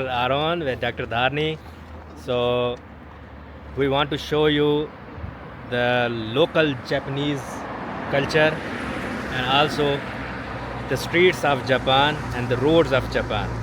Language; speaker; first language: English; non-native, local second language; Urdu